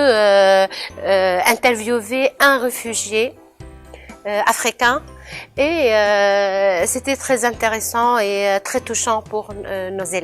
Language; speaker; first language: French; non-native, local second language; Arabic